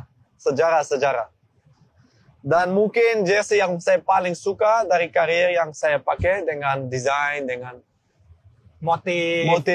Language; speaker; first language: Indonesian; non-native, learner; Dutch